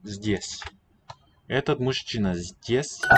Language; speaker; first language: Russian; non-native, learner; English